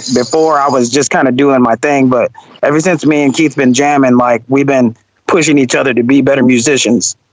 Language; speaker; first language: English; native; English